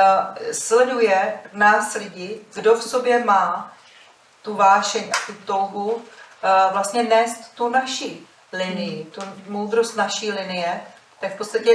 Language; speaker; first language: Czech; native; Czech